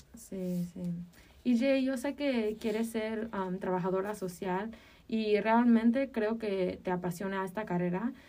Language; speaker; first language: Spanish; early bilingual, heritage; Spanish